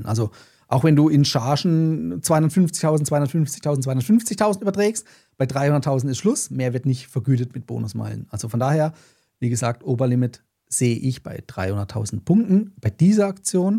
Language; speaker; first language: German; native; German